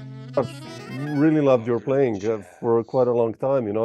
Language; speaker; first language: English; non-native, fluent; Slovenian